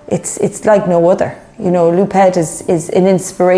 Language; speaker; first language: English; native; English